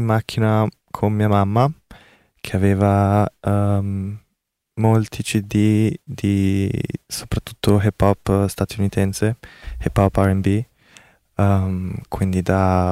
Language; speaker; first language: Italian; early bilingual, other home language; Korean